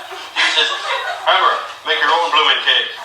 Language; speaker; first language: English; native; English